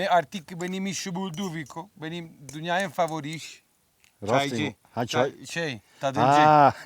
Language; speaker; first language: Turkish; non-native, fluent; Italian